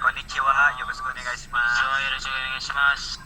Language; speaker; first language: Japanese; non-native, learner; Indonesian